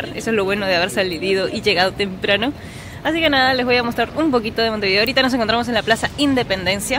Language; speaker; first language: Spanish; native; Spanish